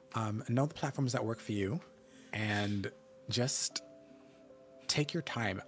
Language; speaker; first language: English; native; English